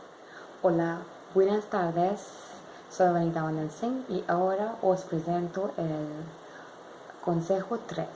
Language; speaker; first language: Spanish; non-native, learner; English